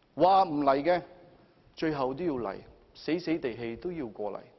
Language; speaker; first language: Cantonese; native; Cantonese